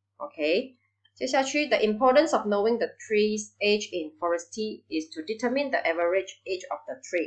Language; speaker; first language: English; non-native, local second language; Chinese